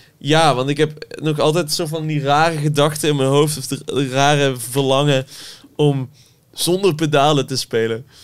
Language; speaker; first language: Dutch; native; Dutch